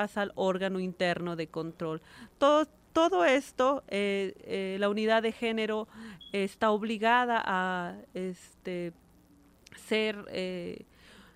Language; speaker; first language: Spanish; native; Spanish